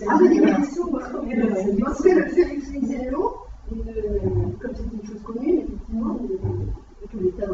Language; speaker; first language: French; native; French